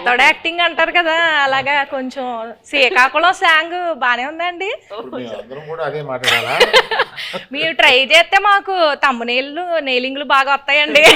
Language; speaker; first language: Telugu; native; Telugu